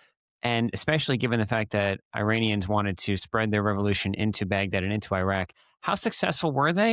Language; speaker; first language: English; native; English